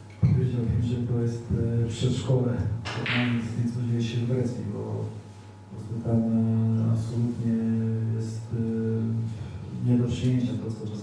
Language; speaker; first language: Polish; non-native, fluent; Serbian